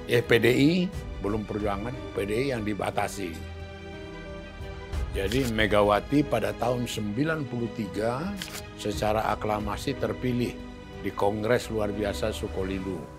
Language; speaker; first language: Indonesian; native; Indonesian